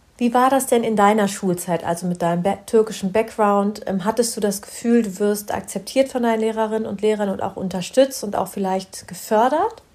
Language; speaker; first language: German; early bilingual, other home language; Turkish